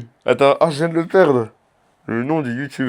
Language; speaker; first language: French; native; French